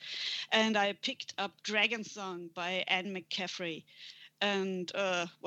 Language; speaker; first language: English; non-native, fluent; German